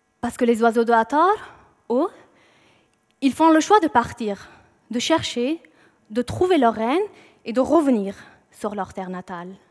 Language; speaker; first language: French; non-native, fluent; Persian